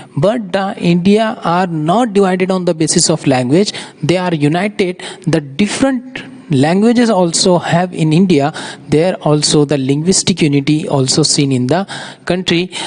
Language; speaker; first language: English; non-native, local second language; Urdu